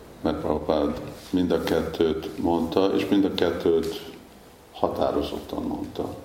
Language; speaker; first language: Hungarian; early bilingual, heritage; Hungarian